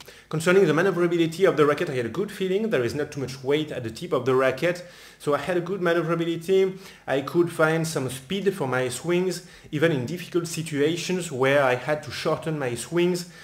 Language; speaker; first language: English; non-native, fluent; French